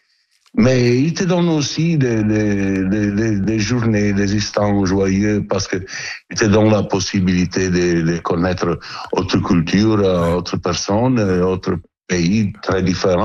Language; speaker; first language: French; non-native, learner; Italian